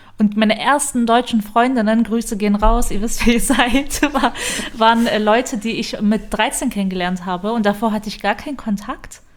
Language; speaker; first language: German; early bilingual, other home language; Kurdish